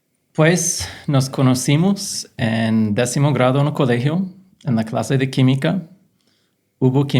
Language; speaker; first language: Spanish; non-native, fluent; English